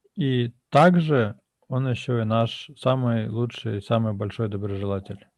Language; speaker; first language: Russian; native; Russian